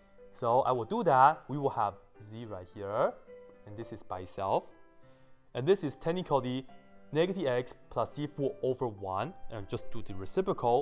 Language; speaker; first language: English; non-native, fluent; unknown